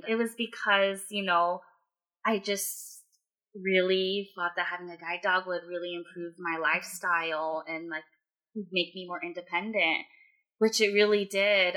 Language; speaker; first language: English; native; English